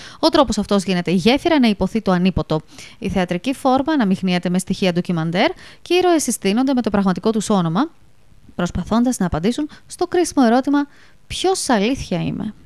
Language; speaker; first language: Greek; native; Greek